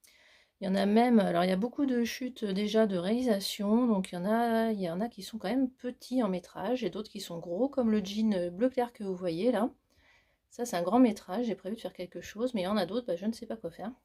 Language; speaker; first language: French; native; French